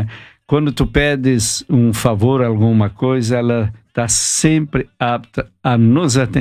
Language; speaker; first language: Portuguese; native; Portuguese